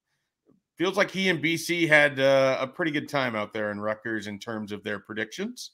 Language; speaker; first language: English; native; English